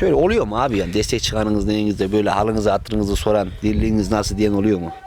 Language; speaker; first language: Turkish; native; Turkish